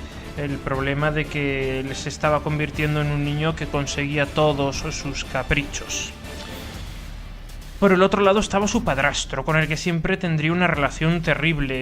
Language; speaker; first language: Spanish; native; Spanish